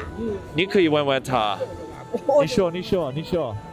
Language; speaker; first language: Chinese; non-native, learner; English